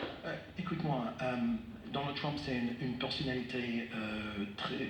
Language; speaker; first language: French; non-native, fluent; English